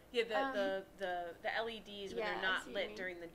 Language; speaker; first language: English; native; English